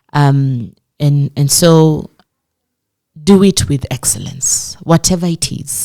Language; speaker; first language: English; non-native, local second language; Swahili